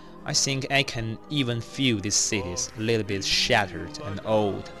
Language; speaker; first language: English; non-native, fluent; Chinese